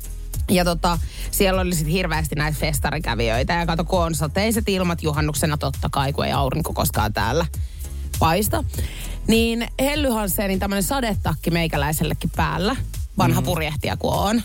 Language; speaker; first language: Finnish; native; Finnish